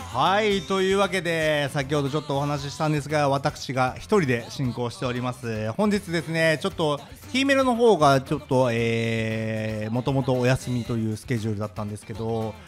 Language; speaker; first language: Japanese; native; Japanese